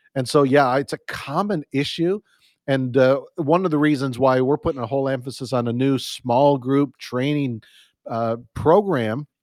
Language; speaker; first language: English; native; English